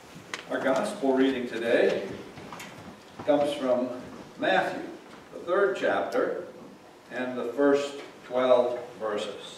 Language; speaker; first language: English; native; English